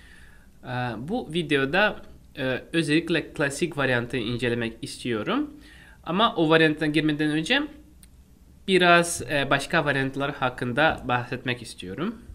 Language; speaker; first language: Turkish; non-native, fluent; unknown